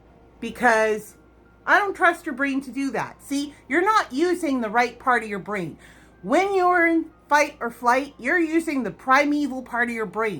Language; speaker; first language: English; native; English